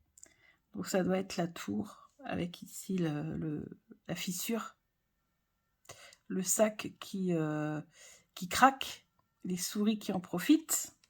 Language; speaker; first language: French; native; French